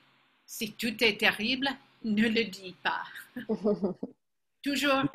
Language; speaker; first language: French; non-native, fluent; English